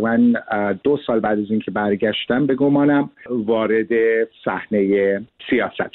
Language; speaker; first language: Persian; early bilingual, heritage; Persian